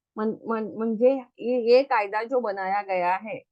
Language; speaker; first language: Hindi; non-native, local second language; Marathi